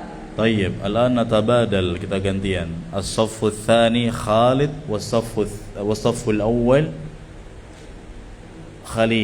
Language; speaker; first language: Arabic; non-native, fluent; Indonesian